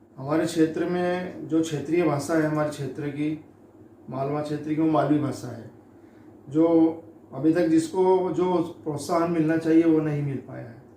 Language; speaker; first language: Hindi; native; Hindi